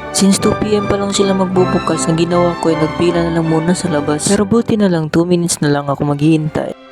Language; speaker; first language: Filipino; non-native, local second language; Chavacano